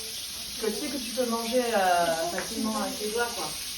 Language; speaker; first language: French; native; French